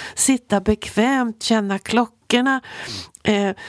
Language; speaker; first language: Swedish; native; Swedish